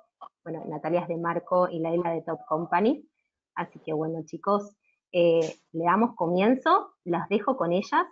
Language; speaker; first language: Spanish; native; Spanish